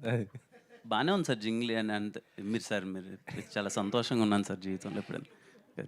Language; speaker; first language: Telugu; native; Telugu